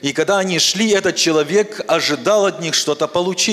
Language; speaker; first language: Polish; non-native, learner; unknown